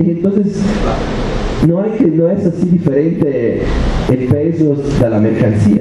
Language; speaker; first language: Spanish; non-native, fluent; Italian